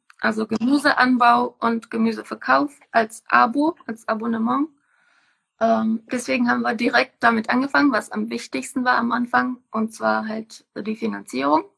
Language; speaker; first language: German; non-native, fluent; Czech